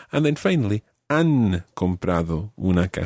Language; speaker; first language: Spanish; non-native, fluent; English